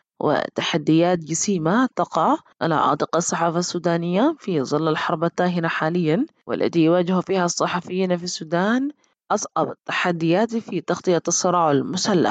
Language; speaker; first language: Arabic; native; Arabic